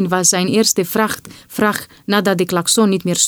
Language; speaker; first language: Dutch; non-native, fluent; Romanian